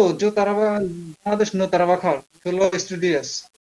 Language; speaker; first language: Spanish; non-native, learner; Bangla